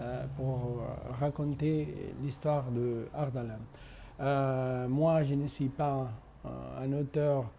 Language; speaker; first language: French; non-native, fluent; Spanish